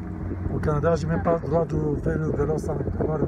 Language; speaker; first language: French; non-native, learner; Bulgarian